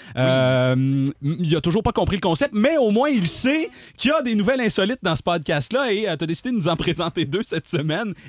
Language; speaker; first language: French; native; French